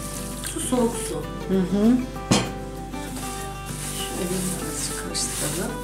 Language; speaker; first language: Turkish; native; Turkish